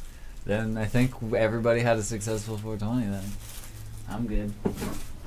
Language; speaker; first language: English; native; English